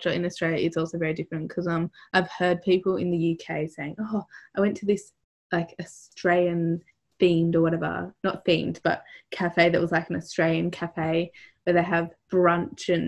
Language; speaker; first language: English; native; English